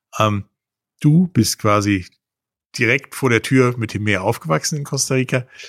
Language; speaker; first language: German; native; German